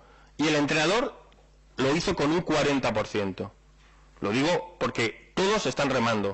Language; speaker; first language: Spanish; native; Spanish